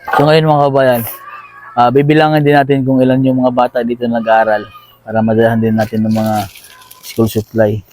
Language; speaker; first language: Filipino; native; Filipino